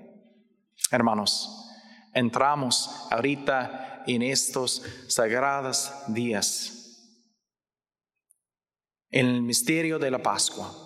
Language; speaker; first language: Spanish; non-native, learner; English